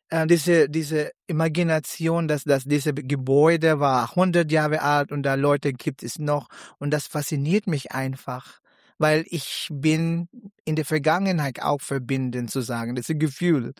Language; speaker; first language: German; non-native, learner; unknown